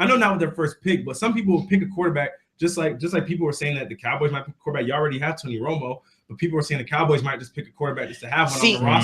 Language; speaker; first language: English; native; English